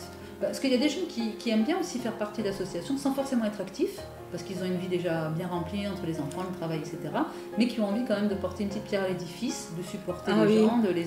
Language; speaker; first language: French; native; French